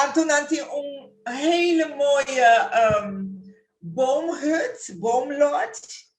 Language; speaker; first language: Dutch; non-native, local second language; Papiamento